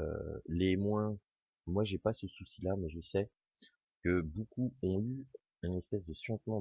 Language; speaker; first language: French; native; French